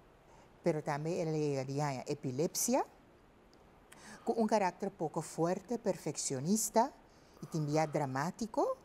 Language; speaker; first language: Spanish; non-native, fluent; Papiamento